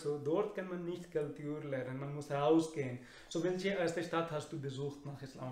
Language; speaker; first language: German; non-native, learner; Urdu